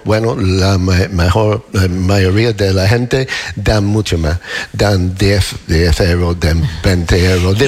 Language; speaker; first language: Spanish; non-native, fluent; English